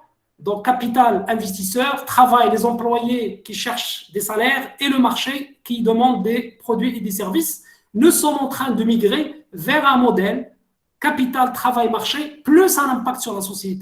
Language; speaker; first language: French; non-native, local second language; Arabic